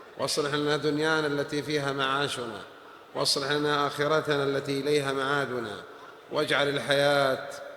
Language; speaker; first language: Arabic; native; Arabic